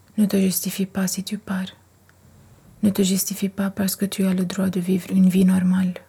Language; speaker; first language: French; non-native, local second language; Arabic